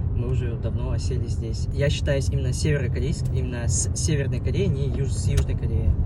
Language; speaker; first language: Russian; native; Russian